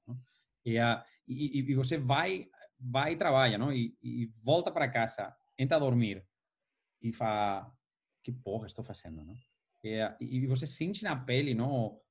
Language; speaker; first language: Portuguese; non-native, fluent; Spanish